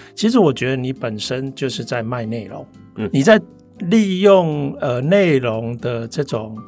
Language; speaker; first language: Chinese; non-native, local second language; Min Nan Chinese